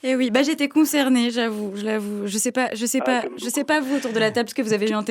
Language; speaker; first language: French; native; French